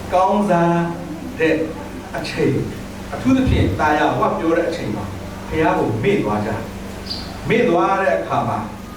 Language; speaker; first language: Burmese; non-native, local second language; S'gaw Karen